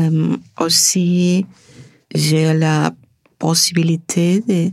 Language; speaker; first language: French; non-native, learner; Spanish